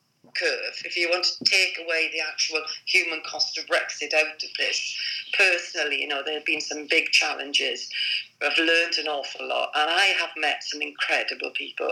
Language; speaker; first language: English; native; English